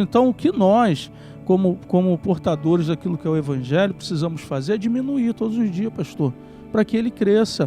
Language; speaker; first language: Portuguese; native; Portuguese